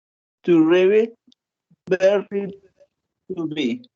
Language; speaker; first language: English; non-native, learner; Spanish